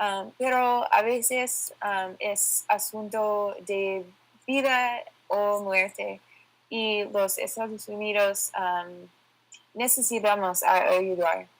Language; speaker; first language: Spanish; non-native, learner; English